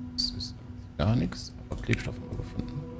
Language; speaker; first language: German; native; German